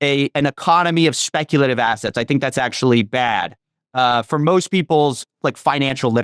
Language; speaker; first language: English; native; English